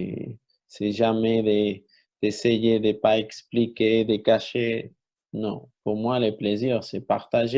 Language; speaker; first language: French; non-native, fluent; Spanish